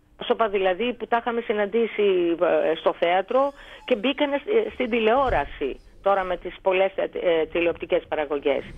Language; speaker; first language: Greek; native; Greek